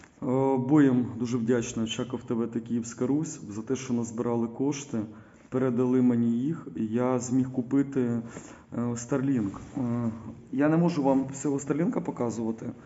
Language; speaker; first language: Ukrainian; non-native, local second language; Russian